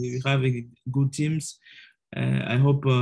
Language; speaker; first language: English; non-native, learner; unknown